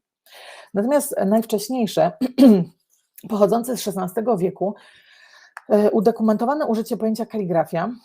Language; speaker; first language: Polish; native; Polish